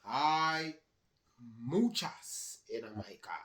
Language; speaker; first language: Spanish; non-native, learner; English